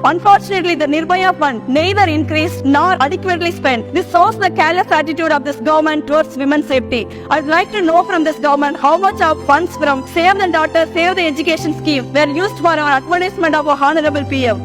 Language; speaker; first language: English; non-native, local second language; Tamil